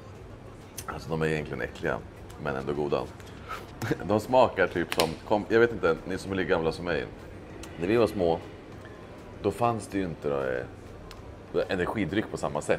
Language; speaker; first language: Swedish; native; Swedish